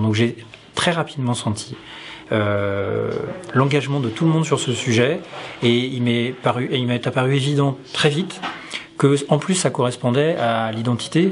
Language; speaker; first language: French; native; French